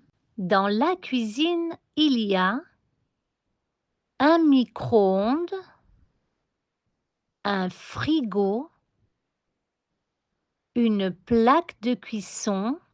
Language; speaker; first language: French; non-native, fluent; Spanish